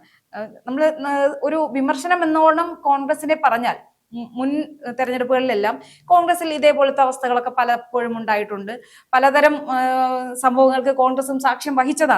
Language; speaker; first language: Malayalam; native; Malayalam